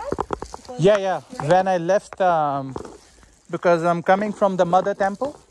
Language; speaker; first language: English; non-native, local second language; Hindi